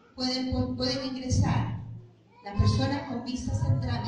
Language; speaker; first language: Spanish; native; Spanish